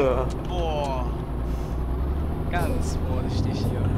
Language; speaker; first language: German; native; German